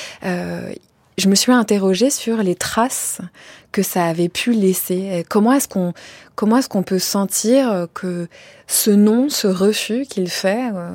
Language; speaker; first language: French; native; French